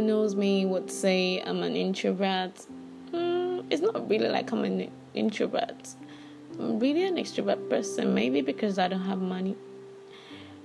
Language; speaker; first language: English; non-native, local second language; Yoruba